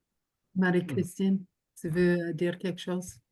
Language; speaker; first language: French; non-native, local second language; English